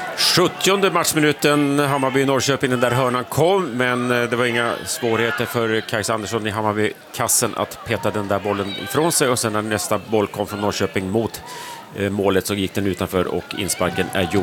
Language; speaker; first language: Swedish; native; Swedish